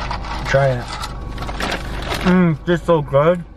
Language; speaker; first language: English; native; English